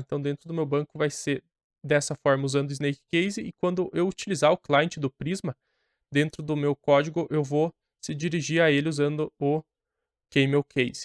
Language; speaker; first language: Portuguese; native; Portuguese